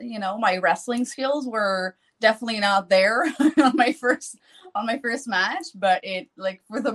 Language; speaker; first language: English; non-native, fluent; French